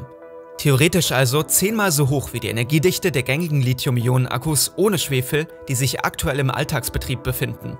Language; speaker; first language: German; native; German